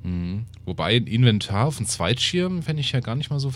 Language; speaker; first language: German; native; German